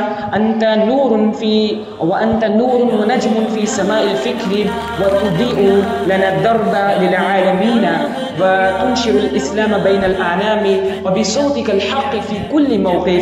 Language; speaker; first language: Arabic; non-native, fluent; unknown